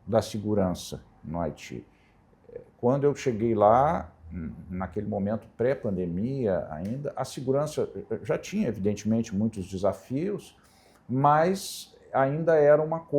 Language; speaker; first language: Portuguese; native; Portuguese